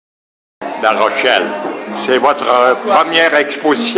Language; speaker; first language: French; native; French